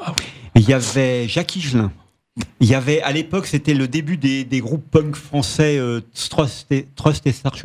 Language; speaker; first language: French; native; French